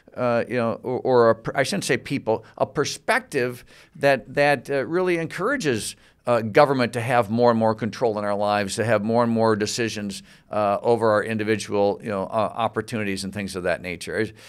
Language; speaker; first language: English; native; English